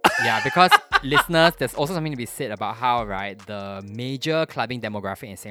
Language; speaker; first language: English; native; English